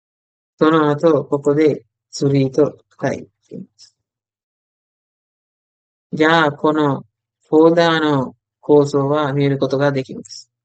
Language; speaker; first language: Japanese; non-native, fluent; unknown